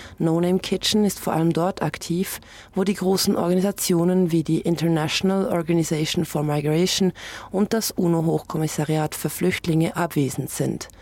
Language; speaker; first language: German; native; German